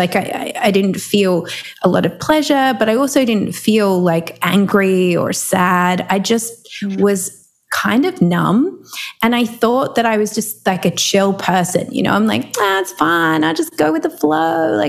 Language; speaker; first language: English; native; English